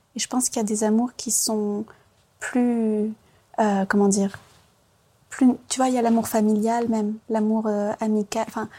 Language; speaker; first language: French; early bilingual, other home language; Vietnamese